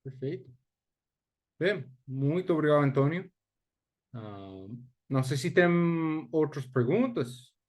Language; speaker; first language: Portuguese; non-native, fluent; English